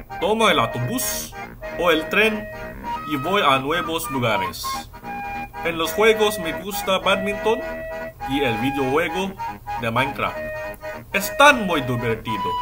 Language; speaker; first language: Spanish; non-native, learner; English